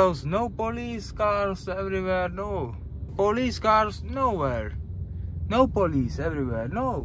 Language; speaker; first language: English; non-native, learner; Czech